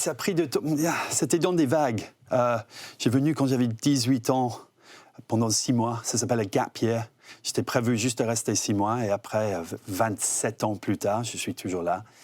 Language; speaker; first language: French; non-native, fluent; English